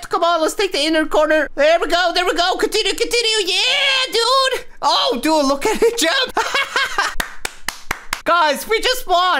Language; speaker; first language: English; native; English